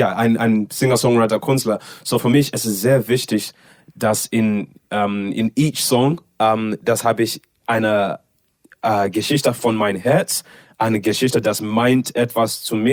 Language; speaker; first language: German; non-native, learner; English